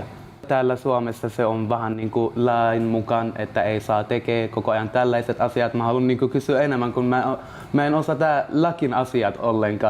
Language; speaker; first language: Finnish; non-native, learner; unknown